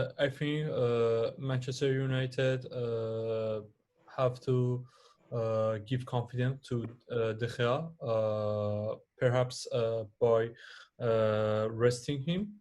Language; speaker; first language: English; non-native, learner; Persian